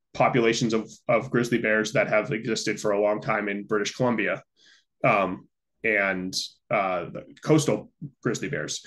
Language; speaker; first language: English; native; English